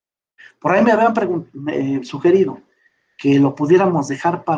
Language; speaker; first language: Spanish; native; Spanish